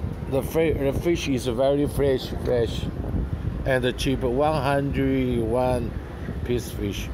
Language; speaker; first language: English; non-native, learner; Chinese